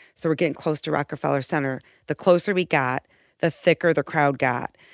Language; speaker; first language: English; native; English